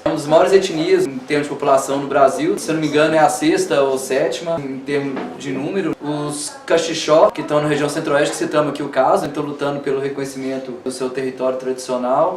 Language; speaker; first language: Portuguese; native; Portuguese